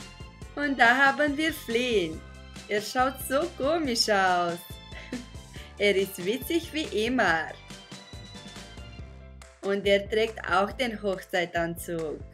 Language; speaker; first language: German; non-native, fluent; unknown